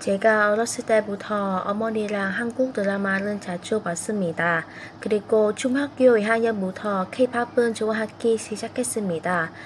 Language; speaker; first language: Korean; non-native, fluent; Vietnamese